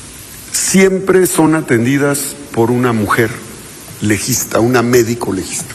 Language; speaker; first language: Spanish; native; Spanish